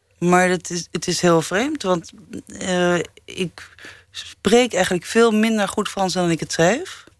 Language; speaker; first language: Dutch; early bilingual, other home language; English